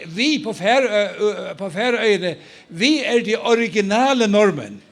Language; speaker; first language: Norwegian; non-native, fluent; Faroese